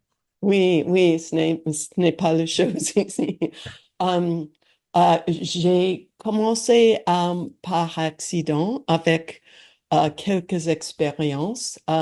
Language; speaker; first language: French; non-native, learner; English